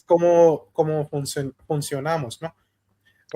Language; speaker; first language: Spanish; non-native, fluent; Hindi